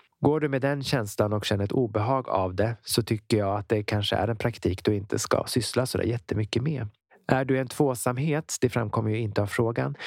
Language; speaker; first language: Swedish; native; Swedish